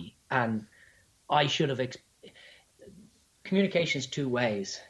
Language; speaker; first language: English; native; English